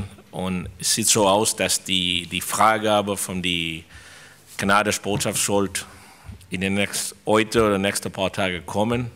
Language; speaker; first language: German; non-native, fluent; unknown